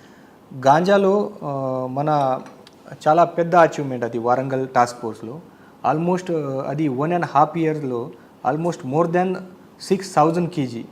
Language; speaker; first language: Telugu; non-native, fluent; Marathi